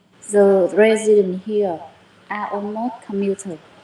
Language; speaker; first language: English; non-native, learner; Vietnamese